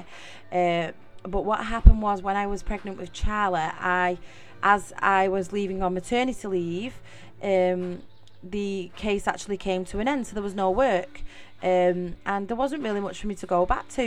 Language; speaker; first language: English; native; English